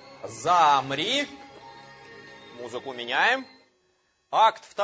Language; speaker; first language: Russian; native; Russian